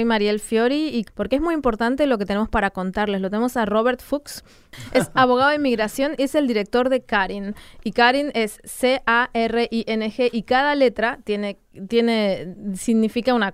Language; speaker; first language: Spanish; native; Spanish